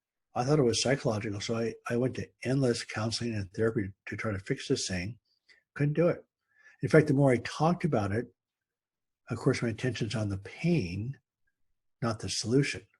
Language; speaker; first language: English; native; English